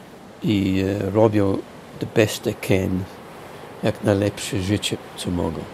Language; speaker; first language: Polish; early bilingual, heritage; Polish